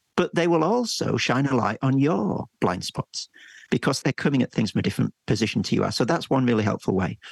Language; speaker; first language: English; native; English